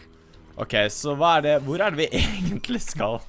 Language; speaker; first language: Norwegian; native; Norwegian